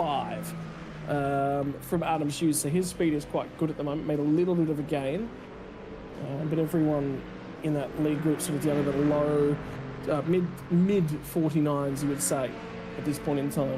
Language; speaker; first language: English; native; English